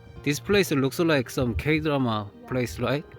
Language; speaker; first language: English; non-native, learner; Korean